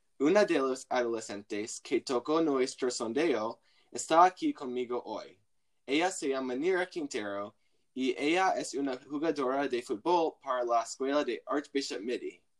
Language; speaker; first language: Spanish; non-native, learner; English